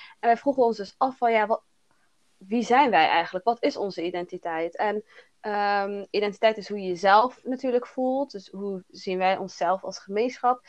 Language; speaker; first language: Dutch; early bilingual, other home language; Somali